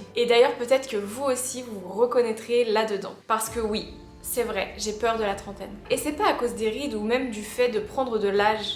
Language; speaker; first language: French; native; French